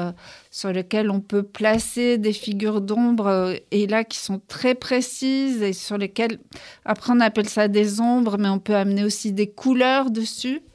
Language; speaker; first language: French; native; French